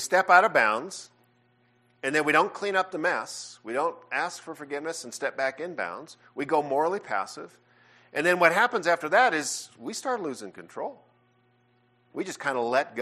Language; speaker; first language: English; native; English